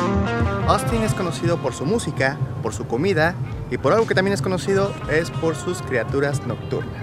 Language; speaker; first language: Spanish; native; Spanish